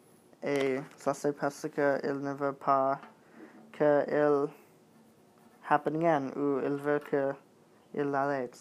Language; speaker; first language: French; non-native, learner; English